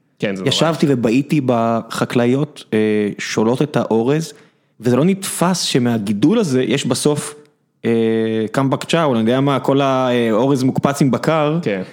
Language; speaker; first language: Hebrew; native; Hebrew